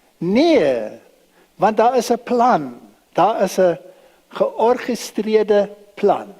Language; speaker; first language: Afrikaans; early bilingual, other home language; German